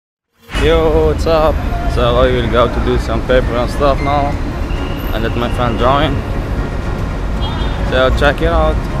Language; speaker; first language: English; non-native, learner; Arabic